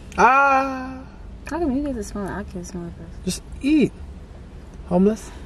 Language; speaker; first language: English; native; English